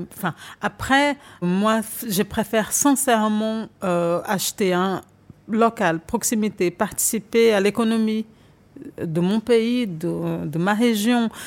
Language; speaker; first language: French; non-native, fluent; Portuguese